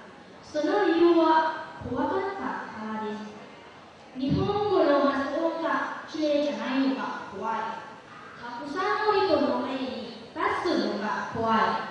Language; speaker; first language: Japanese; non-native, learner; Lao